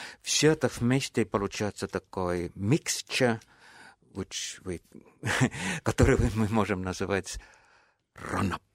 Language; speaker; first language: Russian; non-native, fluent; Estonian